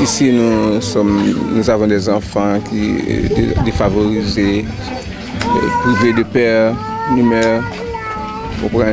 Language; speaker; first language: French; non-native, learner; Haitian Creole